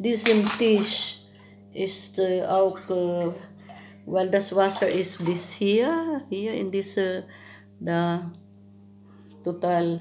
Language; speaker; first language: German; non-native, learner; Filipino